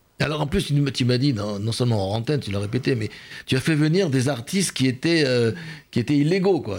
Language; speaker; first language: French; native; French